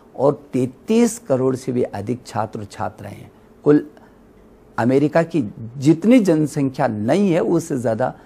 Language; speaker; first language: Hindi; native; Hindi